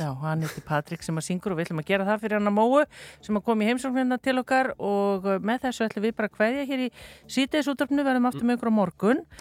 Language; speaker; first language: Icelandic; native; Icelandic